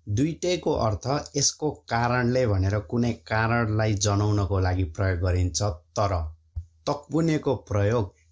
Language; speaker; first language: Nepali; native; Nepali